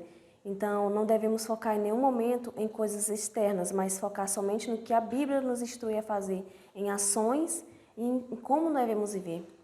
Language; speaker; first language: Portuguese; native; Portuguese